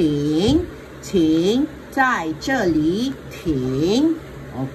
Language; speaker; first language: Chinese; non-native, fluent; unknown